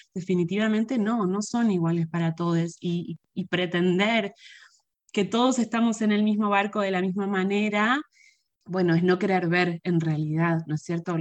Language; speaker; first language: Spanish; native; Spanish